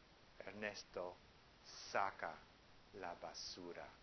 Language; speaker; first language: Spanish; non-native, learner; English